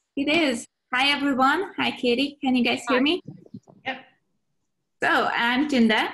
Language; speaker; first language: English; non-native, fluent; Portuguese